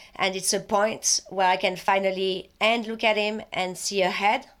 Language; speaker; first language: English; non-native, fluent; French